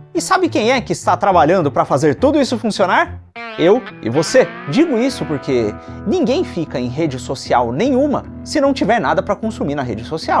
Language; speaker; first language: Portuguese; native; Portuguese